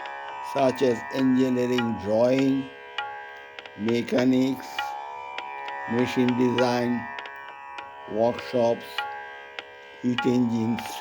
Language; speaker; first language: English; non-native, local second language; Bangla